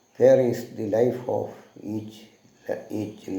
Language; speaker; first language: English; non-native, local second language; Malayalam